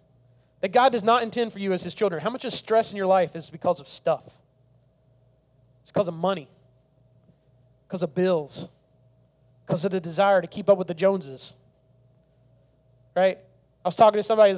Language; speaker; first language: English; native; English